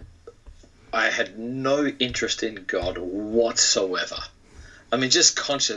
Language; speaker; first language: English; native; English